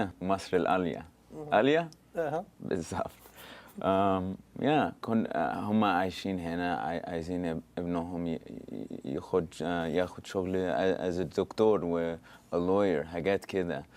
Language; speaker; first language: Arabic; early bilingual, heritage; English